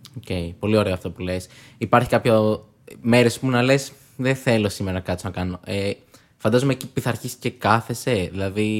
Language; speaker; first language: Greek; native; Greek